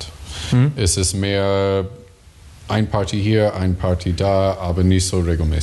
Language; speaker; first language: German; non-native, learner; English